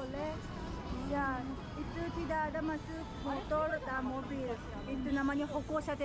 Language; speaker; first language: Indonesian; non-native, learner; Japanese